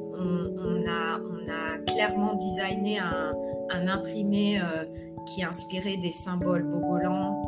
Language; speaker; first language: French; native; French